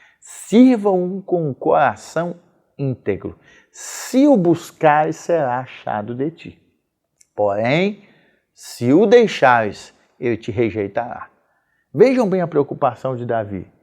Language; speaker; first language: Portuguese; native; Portuguese